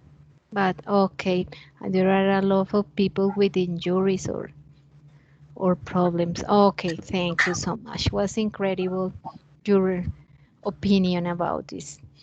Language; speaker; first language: English; non-native, learner; Spanish